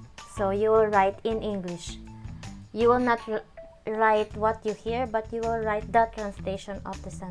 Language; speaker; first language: English; non-native, fluent; Indonesian